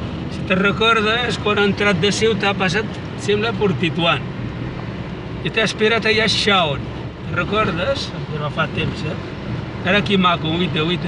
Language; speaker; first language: Catalan; non-native, learner; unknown